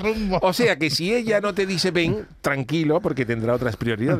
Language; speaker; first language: Spanish; native; Spanish